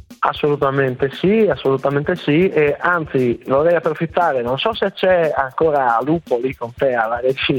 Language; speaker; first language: Italian; native; Italian